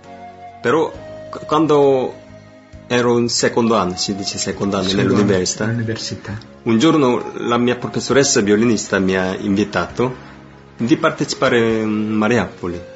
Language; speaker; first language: Italian; non-native, fluent; Korean